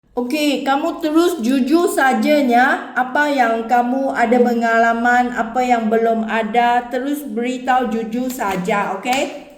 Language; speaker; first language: Indonesian; non-native, learner; Filipino